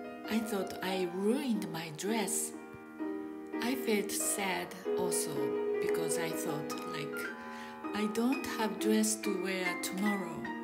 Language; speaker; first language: English; non-native, fluent; Japanese